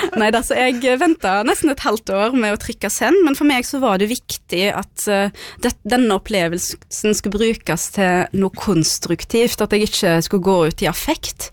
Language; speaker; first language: Norwegian; early bilingual, other home language; Arabic